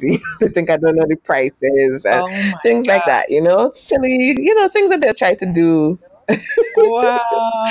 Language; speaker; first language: English; native; English